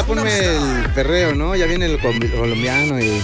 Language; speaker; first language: Spanish; native; Spanish